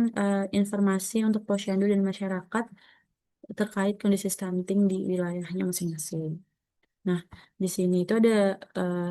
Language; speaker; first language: Indonesian; native; Indonesian